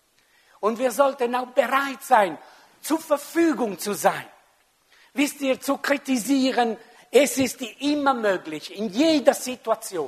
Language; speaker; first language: German; non-native, local second language; French